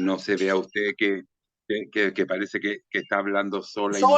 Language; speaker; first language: Spanish; native; Spanish